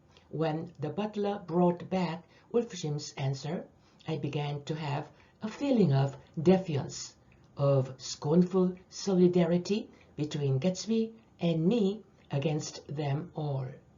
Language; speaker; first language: English; non-native, fluent; Korean